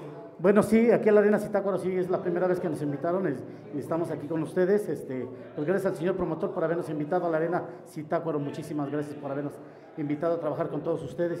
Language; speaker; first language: Spanish; native; Spanish